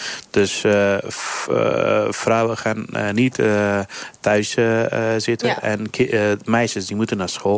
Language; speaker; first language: Dutch; non-native, fluent; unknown